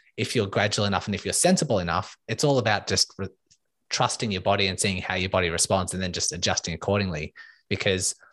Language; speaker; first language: English; native; English